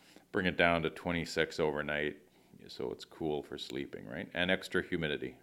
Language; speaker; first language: English; early bilingual, other home language; French